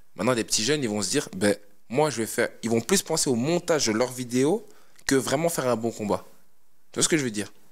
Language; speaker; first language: French; native; French